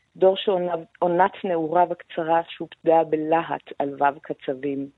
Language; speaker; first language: Hebrew; non-native, fluent; Persian